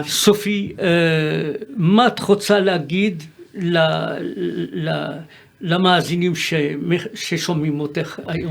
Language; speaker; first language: Hebrew; non-native, fluent; French